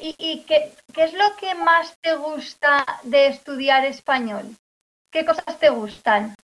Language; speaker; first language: Spanish; native; Spanish